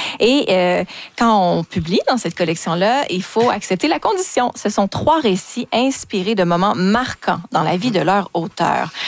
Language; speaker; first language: French; native; French